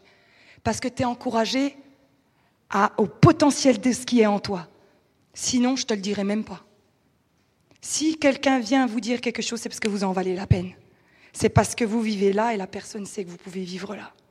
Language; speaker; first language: French; native; French